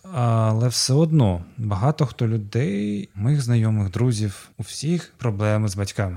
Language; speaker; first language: Ukrainian; non-native, local second language; Russian